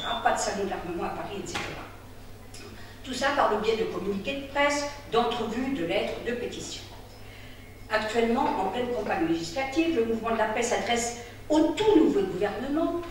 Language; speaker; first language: French; native; French